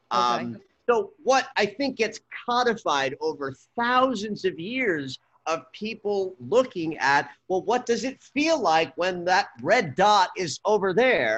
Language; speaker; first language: English; native; English